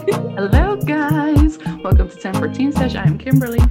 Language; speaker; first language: English; early bilingual, other home language; Spanish